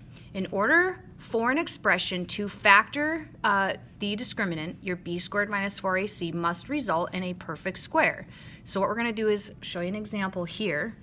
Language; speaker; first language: English; native; English